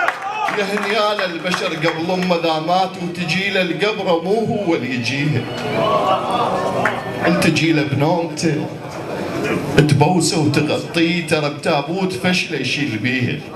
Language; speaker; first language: Arabic; native; Arabic